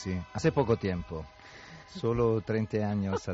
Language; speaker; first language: Spanish; non-native, fluent; Italian